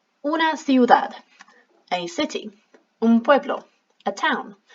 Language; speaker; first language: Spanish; non-native, fluent; English